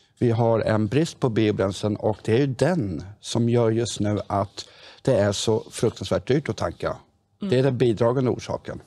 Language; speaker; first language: Swedish; native; Swedish